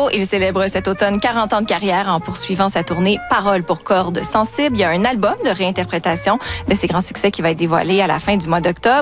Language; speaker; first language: French; native; French